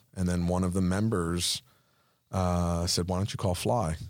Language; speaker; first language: English; non-native, fluent; Spanish